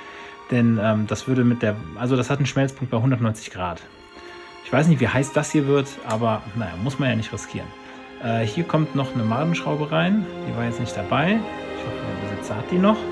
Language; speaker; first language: German; native; German